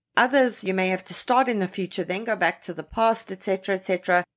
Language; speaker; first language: English; native; English